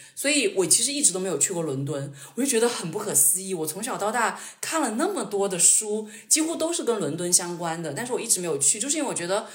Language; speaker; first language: Chinese; native; Chinese